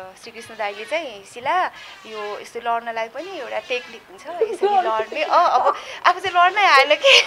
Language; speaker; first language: Nepali; non-native, local second language; Newari